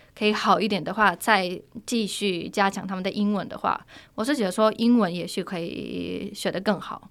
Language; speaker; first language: Chinese; non-native, fluent; Polish